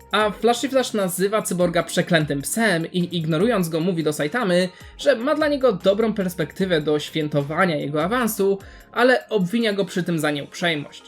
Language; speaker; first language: Polish; native; Polish